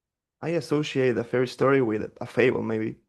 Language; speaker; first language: English; non-native, fluent; Spanish